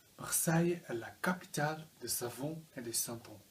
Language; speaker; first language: French; non-native, learner; Dutch